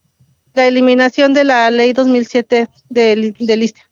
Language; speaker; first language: Spanish; native; Spanish